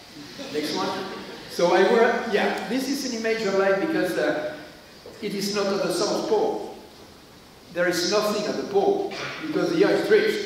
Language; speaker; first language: English; non-native, learner; French